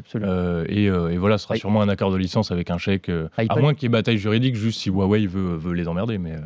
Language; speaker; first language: French; native; French